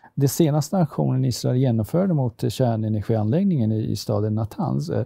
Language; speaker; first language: Swedish; non-native, fluent; Persian